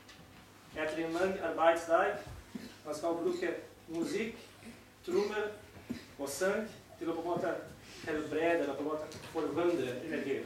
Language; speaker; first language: Norwegian; non-native, fluent; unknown